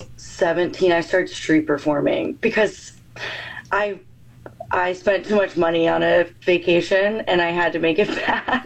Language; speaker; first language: English; native; English